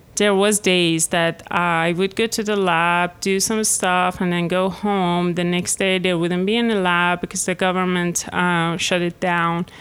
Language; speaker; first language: English; non-native, fluent; Persian